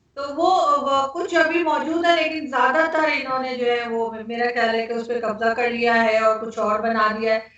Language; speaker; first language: Urdu; native; Urdu